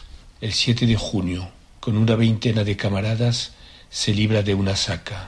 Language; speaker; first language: Spanish; native; Spanish